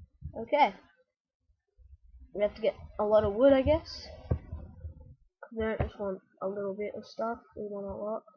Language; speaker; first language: English; native; English